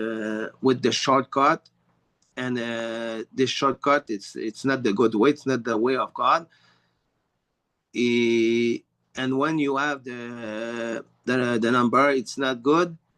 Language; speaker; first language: English; non-native, learner; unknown